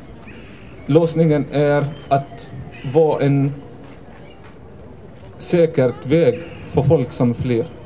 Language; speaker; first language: Swedish; non-native, fluent; Arabic